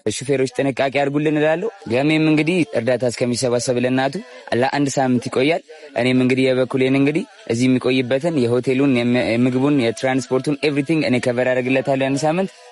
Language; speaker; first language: Amharic; native; Amharic